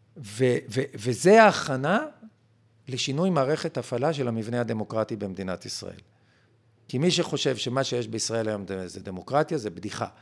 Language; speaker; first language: Hebrew; native; Hebrew